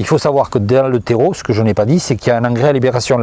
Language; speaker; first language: French; native; French